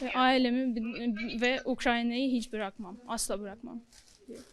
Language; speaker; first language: Turkish; non-native, learner; Ukrainian